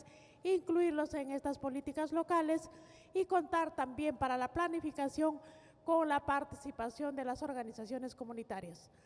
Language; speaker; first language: Spanish; native; Spanish